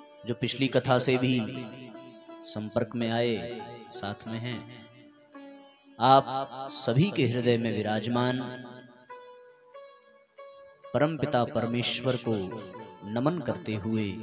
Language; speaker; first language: Hindi; native; Hindi